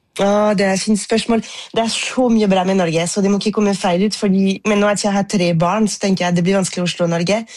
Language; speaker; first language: Norwegian; non-native, fluent; French